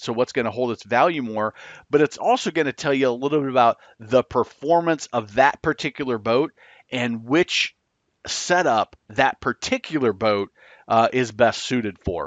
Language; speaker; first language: English; native; English